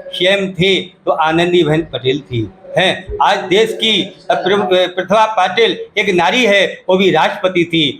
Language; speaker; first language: Hindi; non-native, local second language; Gujarati